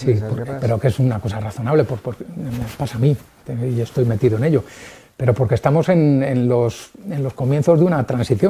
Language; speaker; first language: Spanish; native; Spanish